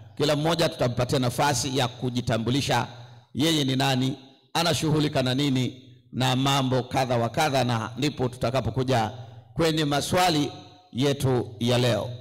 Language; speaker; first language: Swahili; native; Swahili